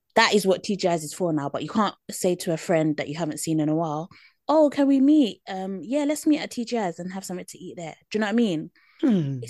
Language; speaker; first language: English; native; English